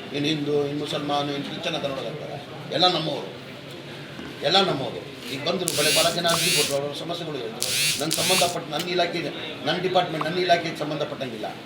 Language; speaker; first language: Kannada; non-native, local second language; Urdu